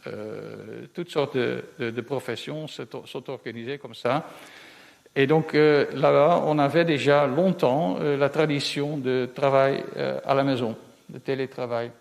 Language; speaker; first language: French; non-native, fluent; Dutch